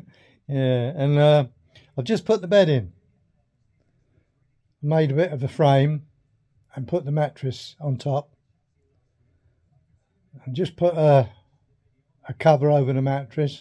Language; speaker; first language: English; native; English